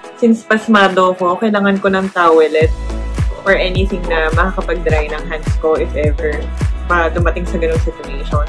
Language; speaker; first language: Filipino; native; Filipino